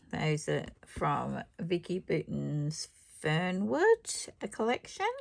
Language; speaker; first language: English; native; English